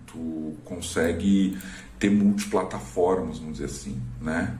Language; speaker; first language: Portuguese; native; Portuguese